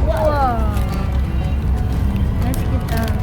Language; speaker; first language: Korean; native; Korean